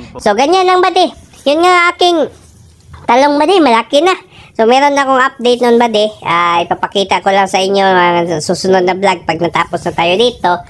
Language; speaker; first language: Filipino; non-native, local second language; Cebuano